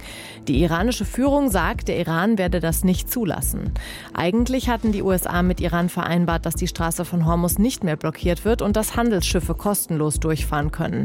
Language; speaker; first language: German; native; German